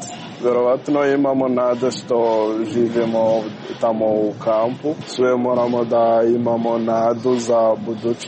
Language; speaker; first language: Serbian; non-native, learner; Rundi